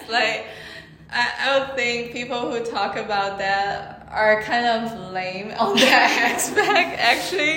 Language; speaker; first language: English; non-native, fluent; Chinese